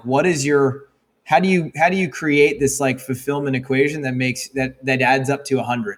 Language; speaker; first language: English; native; English